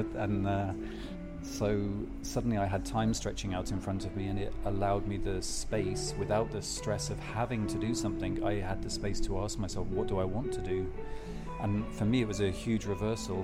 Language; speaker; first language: English; native; English